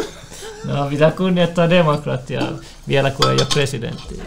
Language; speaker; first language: Finnish; native; Finnish